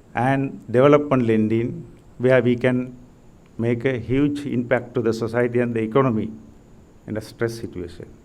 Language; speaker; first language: English; non-native, local second language; Sinhala